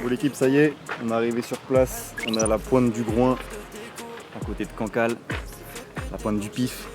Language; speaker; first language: French; native; French